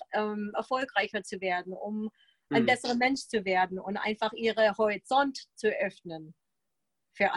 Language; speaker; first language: German; non-native, fluent; English